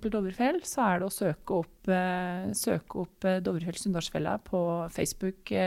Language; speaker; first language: Norwegian; native; Norwegian